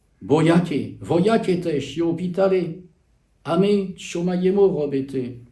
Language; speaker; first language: Ukrainian; non-native, learner; French